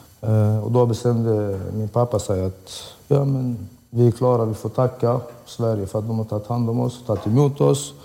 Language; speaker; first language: Swedish; early bilingual, other home language; Arabic